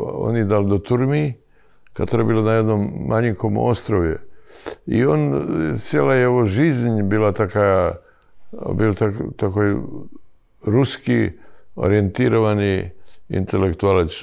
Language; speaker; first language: Russian; non-native, learner; Serbian